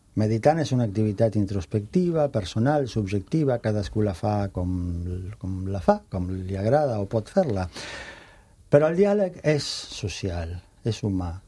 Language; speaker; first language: Catalan; non-native, fluent; Spanish